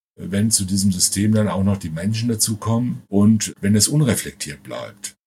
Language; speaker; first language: German; native; German